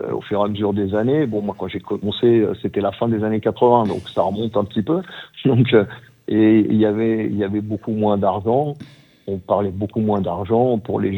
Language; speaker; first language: French; native; French